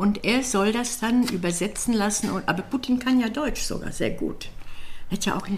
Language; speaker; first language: German; native; German